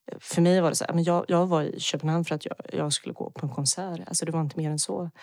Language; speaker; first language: Swedish; early bilingual, other home language; Bosnian